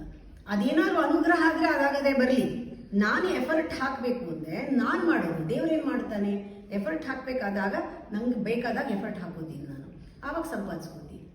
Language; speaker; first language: Kannada; native; Kannada